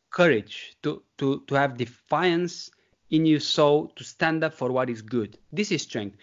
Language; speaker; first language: English; non-native, fluent; Bulgarian